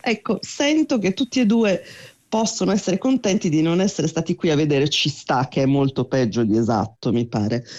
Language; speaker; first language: Italian; native; Italian